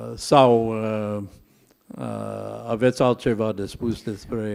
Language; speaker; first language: Romanian; non-native, learner; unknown